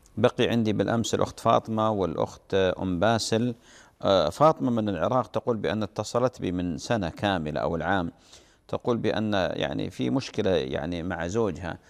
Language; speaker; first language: Arabic; native; Arabic